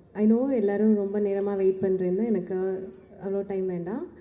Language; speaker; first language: Tamil; non-native, learner; Malayalam